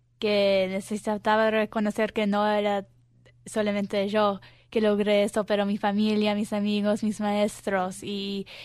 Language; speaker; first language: Spanish; early bilingual, heritage; Spanish